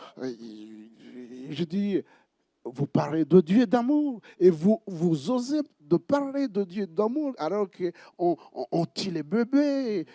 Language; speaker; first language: French; non-native, local second language; Kinyarwanda